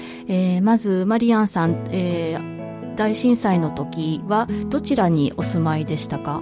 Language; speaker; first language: Japanese; native; Japanese